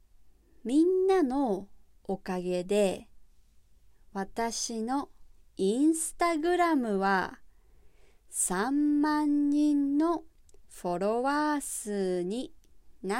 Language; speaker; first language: Japanese; native; Japanese